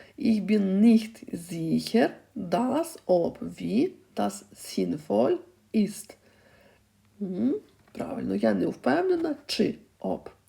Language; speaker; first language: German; non-native, fluent; Ukrainian